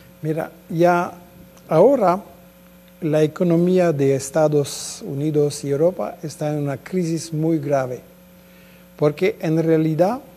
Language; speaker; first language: Spanish; non-native, fluent; French